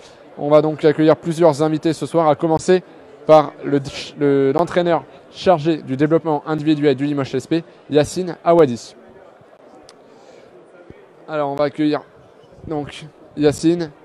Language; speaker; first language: French; native; French